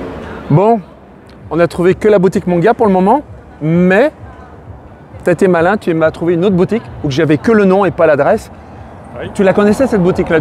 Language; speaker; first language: French; native; French